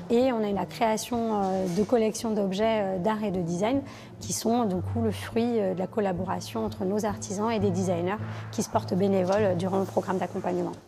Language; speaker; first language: French; early bilingual, other home language; Arabic